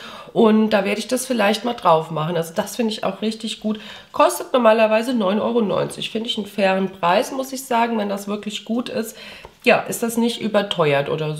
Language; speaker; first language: German; native; German